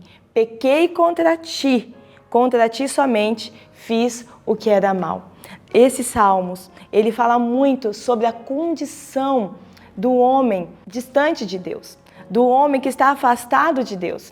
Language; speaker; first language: Portuguese; native; Portuguese